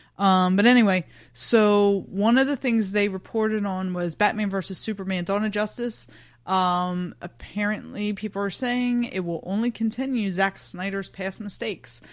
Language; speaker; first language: English; native; English